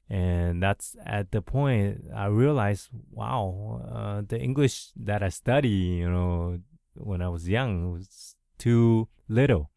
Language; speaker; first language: English; early bilingual, other home language; Chinese